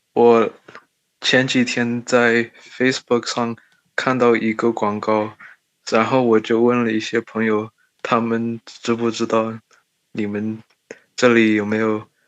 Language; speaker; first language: Chinese; early bilingual, heritage; Chinese